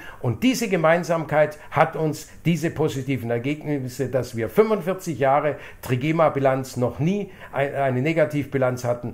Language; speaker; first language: German; native; German